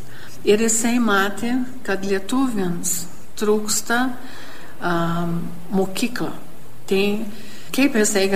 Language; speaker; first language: Lithuanian; early bilingual, heritage; Lithuanian